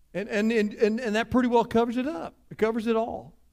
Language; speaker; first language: English; native; English